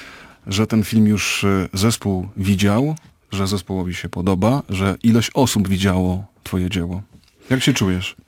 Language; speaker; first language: Polish; native; Polish